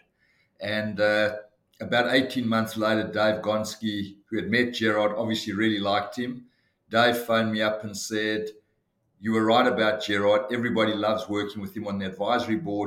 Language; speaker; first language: English; native; English